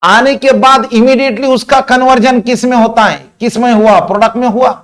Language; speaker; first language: Hindi; non-native, local second language; Marathi